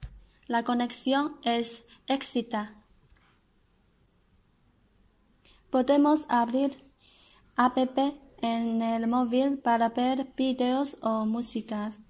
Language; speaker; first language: Spanish; non-native, learner; Chinese